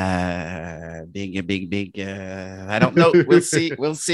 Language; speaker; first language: English; non-native, fluent; French